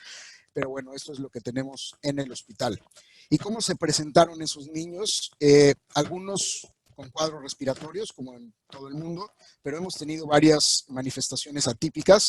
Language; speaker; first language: Spanish; native; Spanish